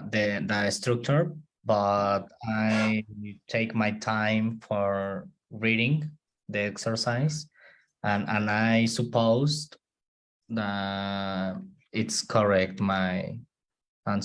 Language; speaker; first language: English; non-native, learner; Spanish